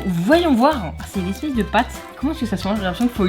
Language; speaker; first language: French; native; French